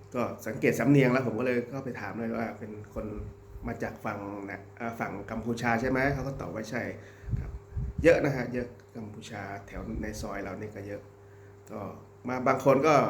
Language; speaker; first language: Thai; native; Thai